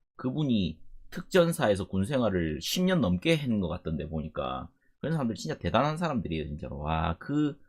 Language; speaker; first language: Korean; native; Korean